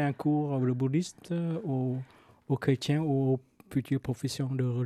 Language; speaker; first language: French; non-native, fluent; Vietnamese